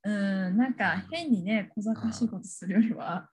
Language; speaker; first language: Japanese; native; Japanese